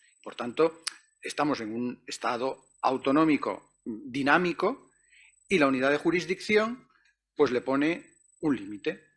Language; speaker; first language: Spanish; native; Spanish